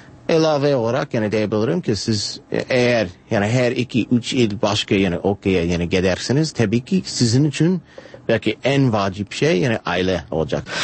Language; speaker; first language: Azerbaijani; non-native, fluent; English